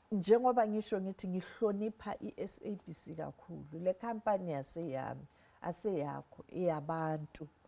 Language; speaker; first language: Zulu; non-native, local second language; Southern Sotho